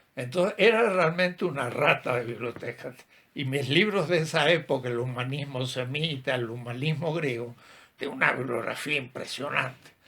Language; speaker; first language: Spanish; native; Spanish